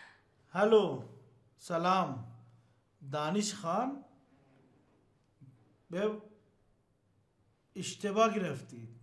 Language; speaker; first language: Persian; non-native, learner; Urdu